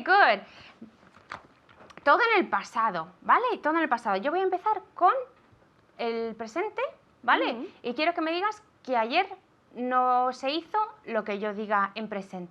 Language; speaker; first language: Spanish; non-native, fluent; English